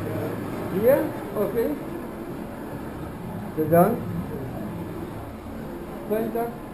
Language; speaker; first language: German; non-native, learner; Polish